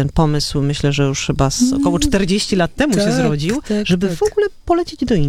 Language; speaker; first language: Polish; native; Polish